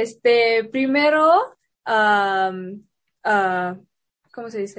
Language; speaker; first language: Spanish; non-native, fluent; Indonesian